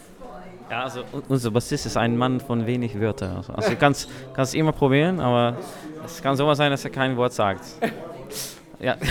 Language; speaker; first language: German; non-native, learner; Dutch